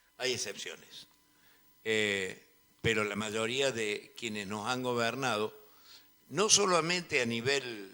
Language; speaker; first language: Spanish; native; Spanish